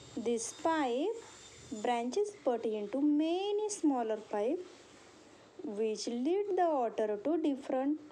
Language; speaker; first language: English; non-native, local second language; Marathi